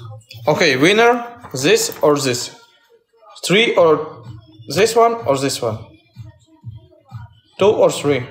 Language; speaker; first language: English; non-native, learner; Russian